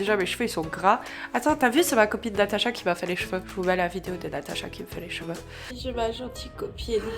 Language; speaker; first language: French; native; French